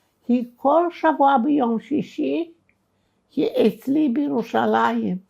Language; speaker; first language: Hebrew; non-native, fluent; Romanian